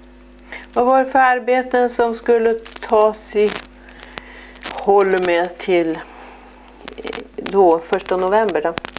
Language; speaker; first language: Swedish; native; Swedish